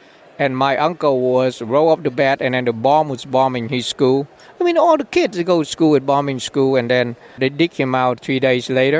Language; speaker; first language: English; non-native, learner; Vietnamese